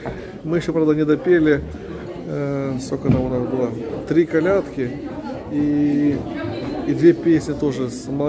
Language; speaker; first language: Russian; native; Russian